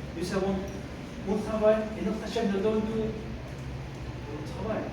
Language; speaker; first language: French; non-native, learner; Spanish